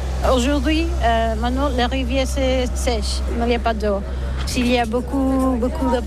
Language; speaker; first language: French; non-native, learner; Catalan